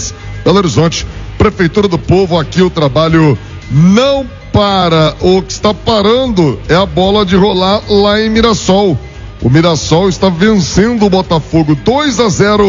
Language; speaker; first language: Portuguese; native; Portuguese